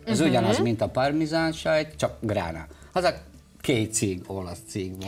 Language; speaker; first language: Hungarian; non-native, learner; Italian